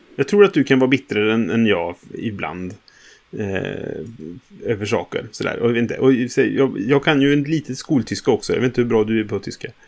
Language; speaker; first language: Swedish; native; Swedish